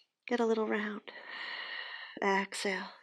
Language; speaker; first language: English; native; English